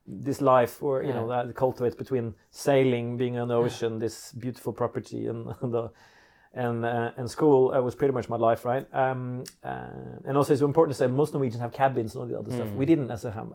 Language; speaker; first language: English; non-native, fluent; Norwegian